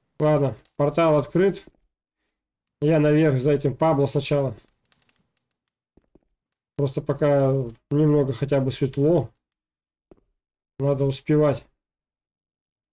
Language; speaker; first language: Russian; native; Russian